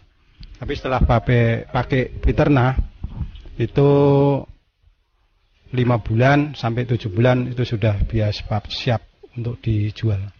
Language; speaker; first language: Indonesian; non-native, local second language; Javanese